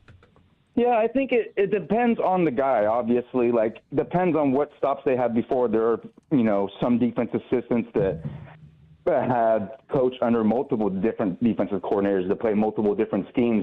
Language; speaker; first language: English; native; English